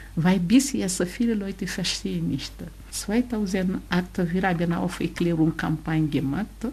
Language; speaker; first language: German; non-native, learner; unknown